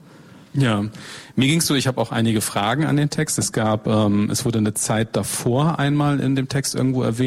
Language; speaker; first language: German; native; German